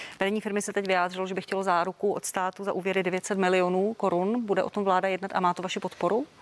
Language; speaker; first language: Czech; native; Czech